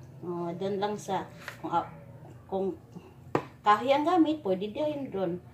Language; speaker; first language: Filipino; non-native, local second language; Cebuano